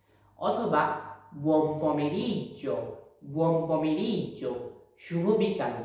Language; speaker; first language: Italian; non-native, fluent; Bangla